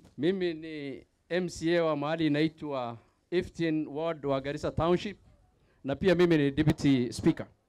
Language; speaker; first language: Swahili; non-native, local second language; Somali